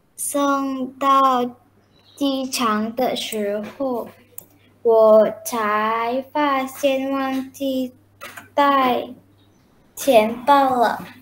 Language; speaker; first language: Chinese; non-native, learner; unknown